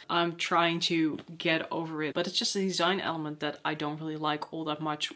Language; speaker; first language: English; non-native, fluent; Dutch